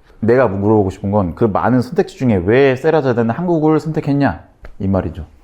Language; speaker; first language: Korean; native; Korean